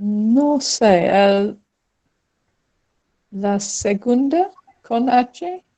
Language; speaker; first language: Spanish; non-native, learner; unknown